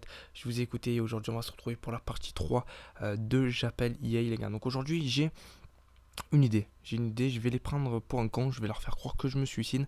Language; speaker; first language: French; native; French